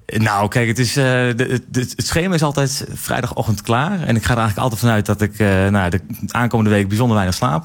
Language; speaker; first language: Dutch; native; Dutch